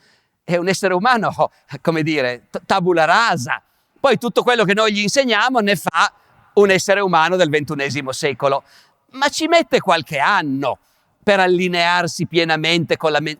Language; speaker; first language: Italian; native; Italian